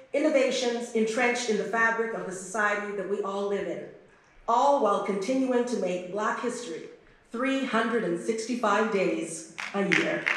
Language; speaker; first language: English; native; English